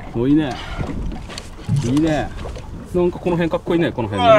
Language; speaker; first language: Japanese; native; Japanese